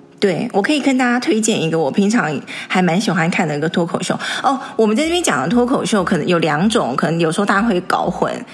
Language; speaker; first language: Chinese; native; Chinese